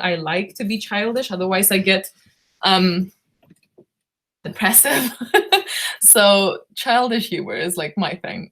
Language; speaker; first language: English; non-native, fluent; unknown